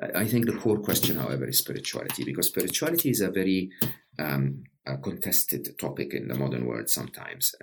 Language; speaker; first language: English; non-native, fluent; Arabic